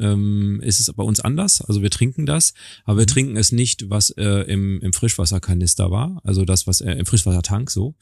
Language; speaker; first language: German; native; German